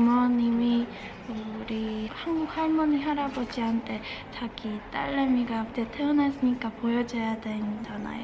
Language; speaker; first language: Korean; early bilingual, heritage; Czech